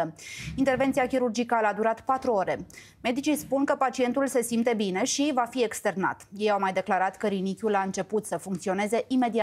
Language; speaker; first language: Romanian; native; Romanian